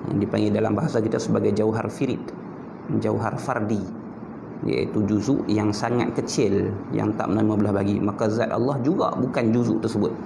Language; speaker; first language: Malay; native; Malay